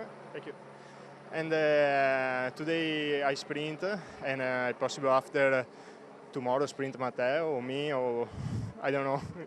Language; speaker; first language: English; non-native, learner; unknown